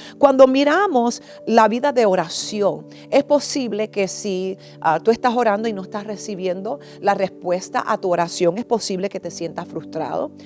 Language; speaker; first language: Spanish; early bilingual, heritage; English